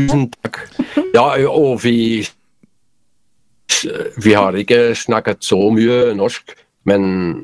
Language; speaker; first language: Norwegian; non-native, learner; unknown